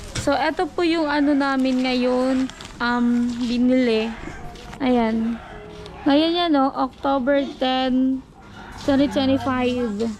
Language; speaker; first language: Filipino; non-native, local second language; Bikol